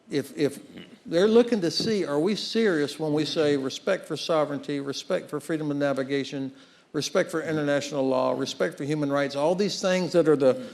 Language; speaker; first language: English; native; English